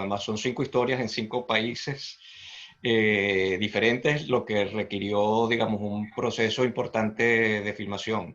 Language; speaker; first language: Spanish; native; Spanish